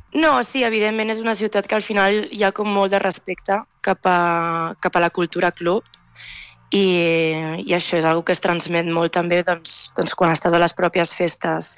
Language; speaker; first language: Catalan; native; Catalan